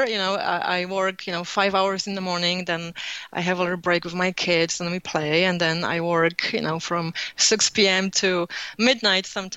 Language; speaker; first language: English; non-native, fluent; Polish